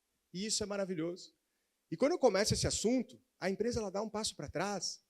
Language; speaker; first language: Portuguese; native; Portuguese